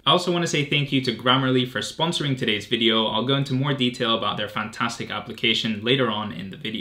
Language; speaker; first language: English; native; English